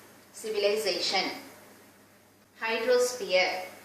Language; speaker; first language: English; non-native, local second language; Tamil